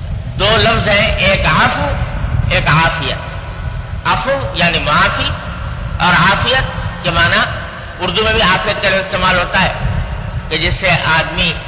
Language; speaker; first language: Urdu; native; Urdu